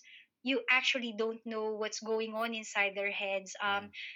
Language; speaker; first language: English; non-native, local second language; Filipino